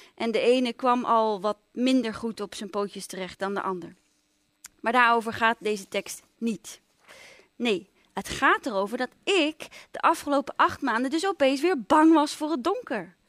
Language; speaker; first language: Dutch; native; Dutch